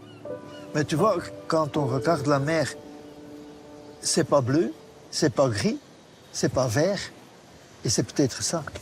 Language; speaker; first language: French; non-native, local second language; Dutch